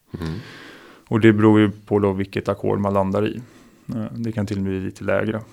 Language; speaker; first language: Swedish; native; Swedish